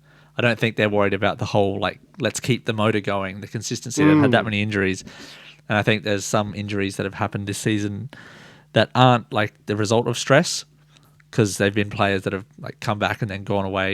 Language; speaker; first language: English; native; English